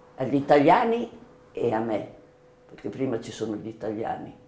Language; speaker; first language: Italian; native; Italian